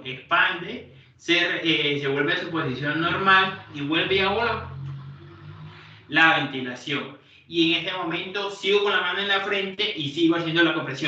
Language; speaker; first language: Spanish; native; Spanish